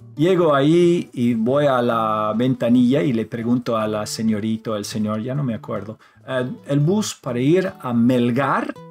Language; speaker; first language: Spanish; non-native, fluent; English